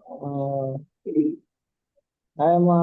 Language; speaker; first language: English; non-native, learner; Marathi